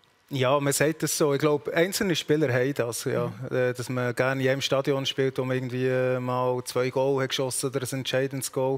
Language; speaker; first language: German; native; German